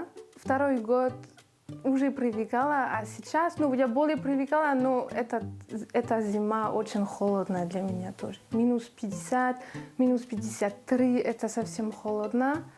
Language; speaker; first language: Russian; non-native, learner; French